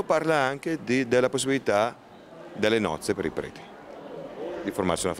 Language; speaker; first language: Italian; native; Italian